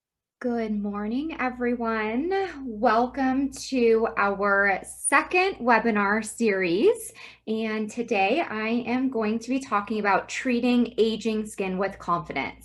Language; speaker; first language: English; native; English